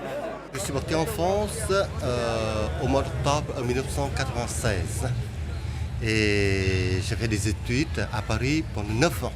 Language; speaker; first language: French; non-native, fluent; Vietnamese